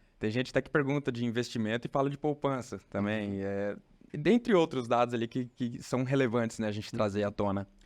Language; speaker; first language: Portuguese; native; Portuguese